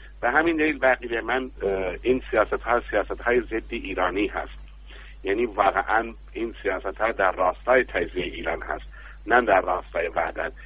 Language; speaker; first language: Persian; non-native, local second language; Baluchi